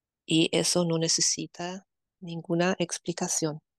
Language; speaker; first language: Spanish; non-native, fluent; German